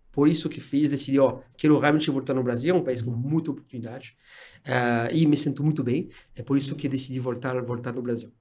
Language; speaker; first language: Portuguese; non-native, fluent; French